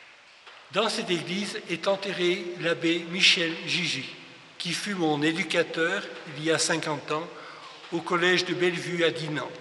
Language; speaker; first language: French; native; French